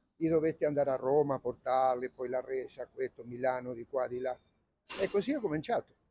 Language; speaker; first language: Italian; non-native, fluent; Spanish